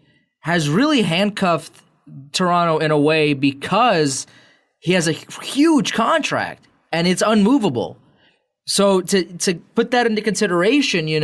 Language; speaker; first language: English; native; English